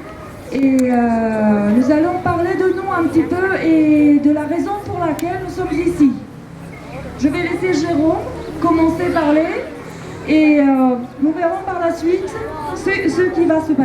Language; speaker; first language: French; non-native, fluent; Romanian